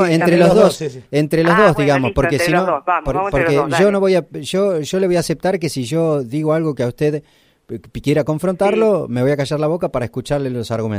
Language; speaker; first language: Spanish; native; Spanish